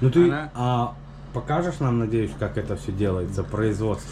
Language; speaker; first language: Russian; native; Russian